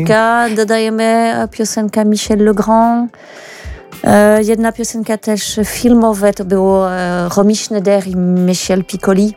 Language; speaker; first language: Polish; non-native, learner; French